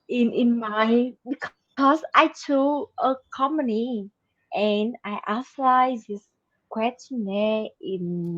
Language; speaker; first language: English; non-native, learner; Vietnamese